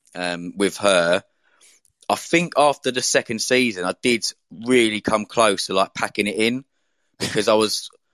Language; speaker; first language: English; native; English